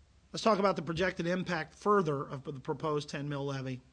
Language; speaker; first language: English; native; English